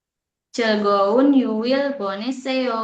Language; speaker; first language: Korean; non-native, fluent; Indonesian